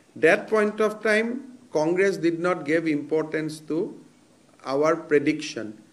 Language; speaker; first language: English; non-native, local second language; Assamese